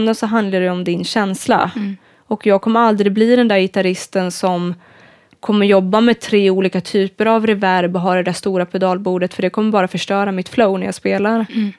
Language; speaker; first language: Swedish; native; Swedish